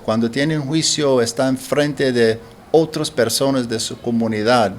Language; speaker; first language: Spanish; non-native, learner; English